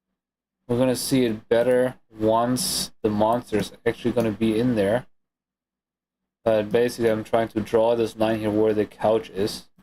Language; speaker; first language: English; non-native, fluent; German